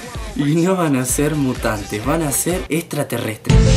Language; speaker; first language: Spanish; native; Spanish